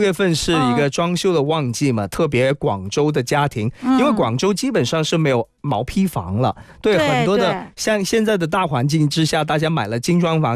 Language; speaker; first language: Chinese; native; Chinese